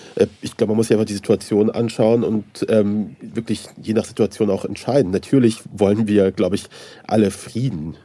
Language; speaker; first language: German; early bilingual, other home language; Persian